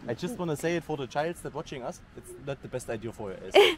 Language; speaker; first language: English; non-native, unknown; German